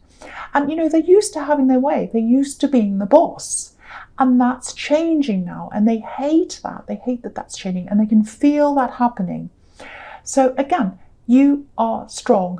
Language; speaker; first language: English; native; English